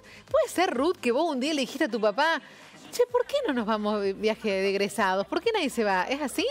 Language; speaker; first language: Spanish; native; Spanish